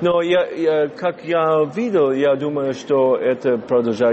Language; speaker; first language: Russian; non-native, learner; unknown